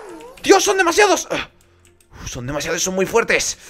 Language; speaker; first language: Spanish; native; Spanish